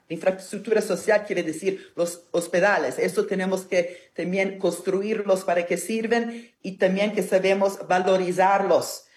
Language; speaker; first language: Spanish; non-native, fluent; Italian